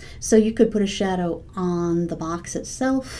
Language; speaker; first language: English; native; English